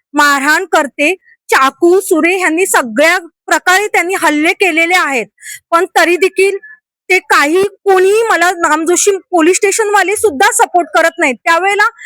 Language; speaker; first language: Marathi; native; Marathi